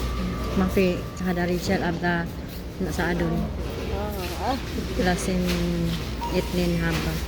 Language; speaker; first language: Arabic; non-native, learner; Filipino